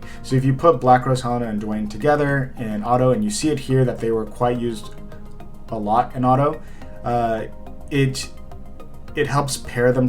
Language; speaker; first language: English; native; English